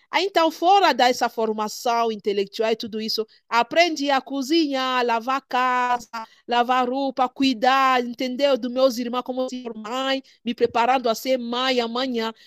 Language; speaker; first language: Portuguese; non-native, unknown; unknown